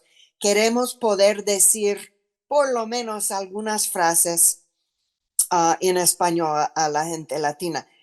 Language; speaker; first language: Spanish; non-native, fluent; English